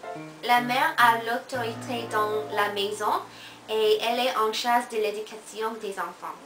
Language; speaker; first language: French; non-native, learner; Korean